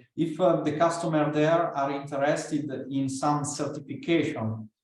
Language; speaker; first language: English; non-native, fluent; Italian